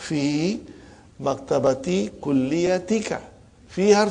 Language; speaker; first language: Arabic; non-native, fluent; English